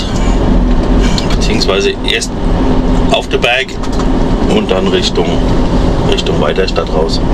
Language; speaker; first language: German; native; German